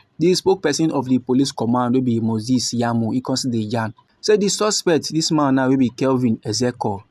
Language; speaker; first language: Nigerian Pidgin; native; Nigerian Pidgin